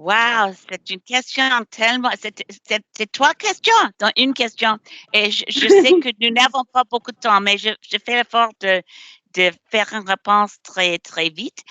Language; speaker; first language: French; non-native, learner; English